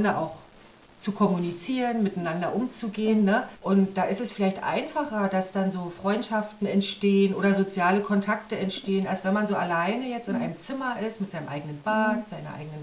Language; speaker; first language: German; native; German